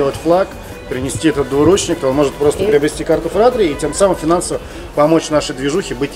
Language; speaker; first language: Russian; native; Russian